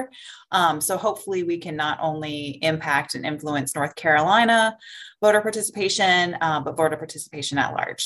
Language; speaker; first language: English; native; English